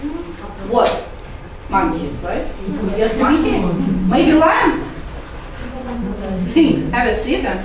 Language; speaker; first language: English; non-native, fluent; Azerbaijani